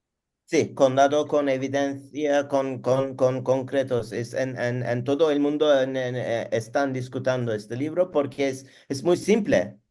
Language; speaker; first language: Spanish; non-native, learner; Turkish